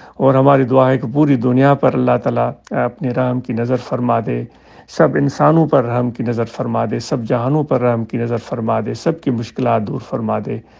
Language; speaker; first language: Urdu; non-native, local second language; Sindhi